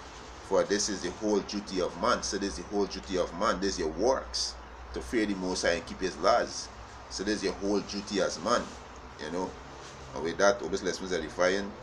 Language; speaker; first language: English; native; English